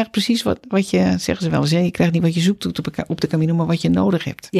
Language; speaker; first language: Dutch; native; Dutch